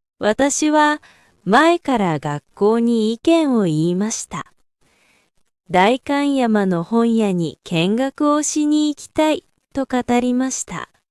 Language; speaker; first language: Japanese; non-native, fluent; Korean